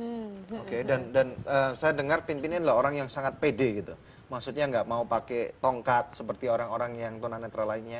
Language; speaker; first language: Indonesian; native; Indonesian